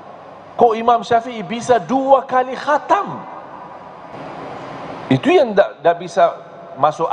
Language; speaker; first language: Indonesian; non-native, fluent; Arabic